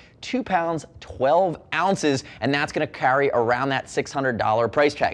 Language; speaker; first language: English; native; English